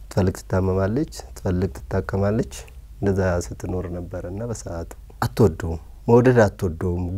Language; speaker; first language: Amharic; early bilingual, other home language; Oromo